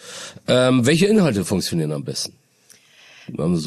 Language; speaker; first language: German; native; German